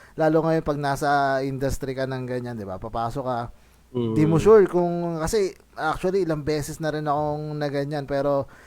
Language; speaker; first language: Filipino; native; Filipino